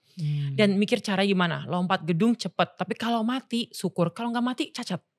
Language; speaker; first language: Indonesian; native; Indonesian